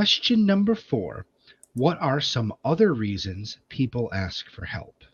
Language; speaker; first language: English; native; English